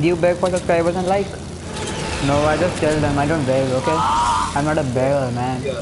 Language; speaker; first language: English; non-native, local second language; Hindi